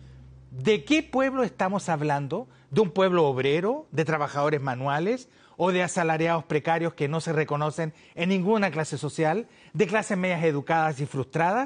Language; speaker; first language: Spanish; native; Spanish